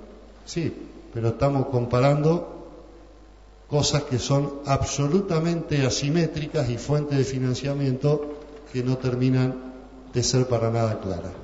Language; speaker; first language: Spanish; native; Spanish